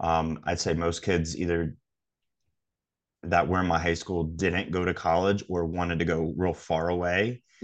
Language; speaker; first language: English; native; English